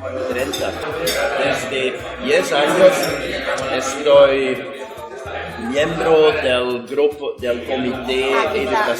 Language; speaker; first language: Spanish; non-native, fluent; Dutch